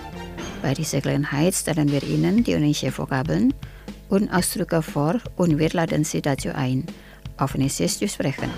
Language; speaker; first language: German; non-native, fluent; Indonesian